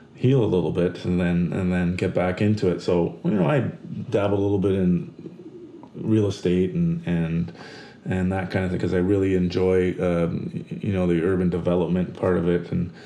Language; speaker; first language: English; native; English